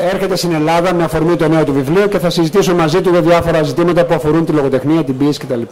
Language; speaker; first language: Greek; early bilingual, other home language; English